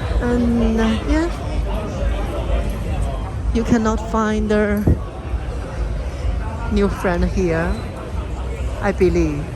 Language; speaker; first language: English; non-native, learner; Chinese